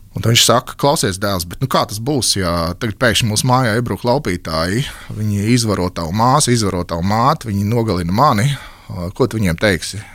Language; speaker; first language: Latvian; native; Latvian